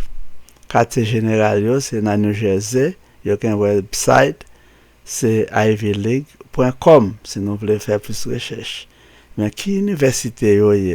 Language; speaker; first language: French; non-native, local second language; Haitian Creole